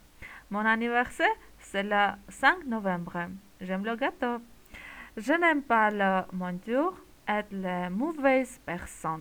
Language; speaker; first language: French; non-native, learner; Armenian